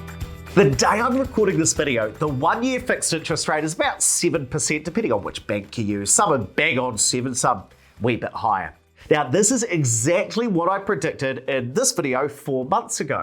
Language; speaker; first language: English; native; English